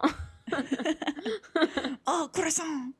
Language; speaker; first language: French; non-native, learner; English